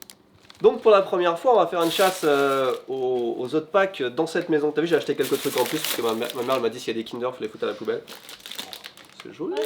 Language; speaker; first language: French; native; French